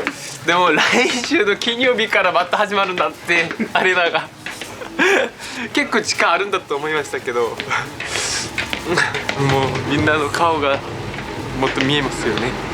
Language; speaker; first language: Japanese; non-native, fluent; Korean